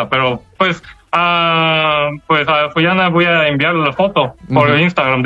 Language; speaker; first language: Spanish; non-native, learner; Korean